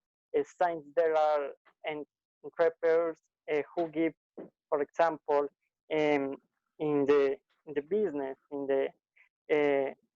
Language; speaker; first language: English; non-native, learner; Spanish